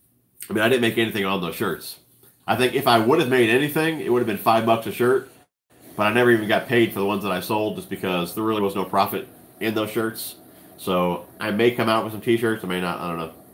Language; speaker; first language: English; native; English